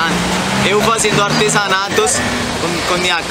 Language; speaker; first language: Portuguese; non-native, learner; Spanish